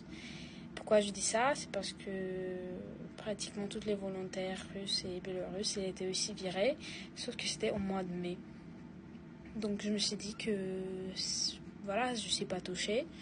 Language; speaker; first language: French; non-native, fluent; Russian